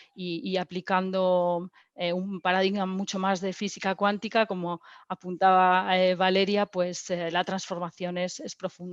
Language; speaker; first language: Spanish; native; Spanish